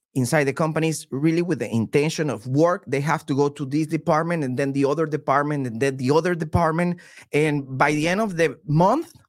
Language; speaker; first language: English; non-native, fluent; Spanish